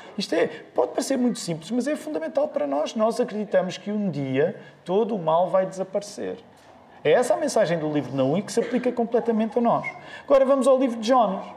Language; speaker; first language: Portuguese; native; Portuguese